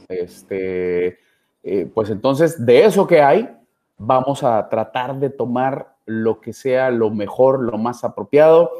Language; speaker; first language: Spanish; native; Spanish